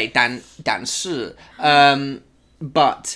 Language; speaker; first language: Chinese; non-native, learner; English